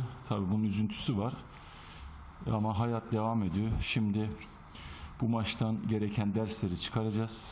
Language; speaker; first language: Turkish; native; Turkish